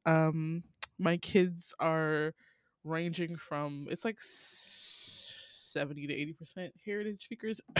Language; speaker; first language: English; native; English